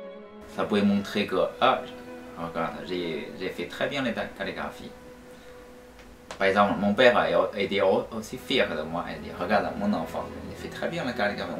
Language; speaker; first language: French; non-native, fluent; Chinese